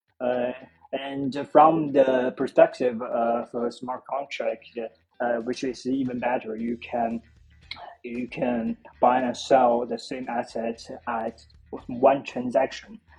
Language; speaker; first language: English; non-native, fluent; Chinese